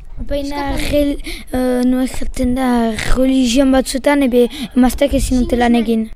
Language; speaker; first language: Basque; non-native, learner; Spanish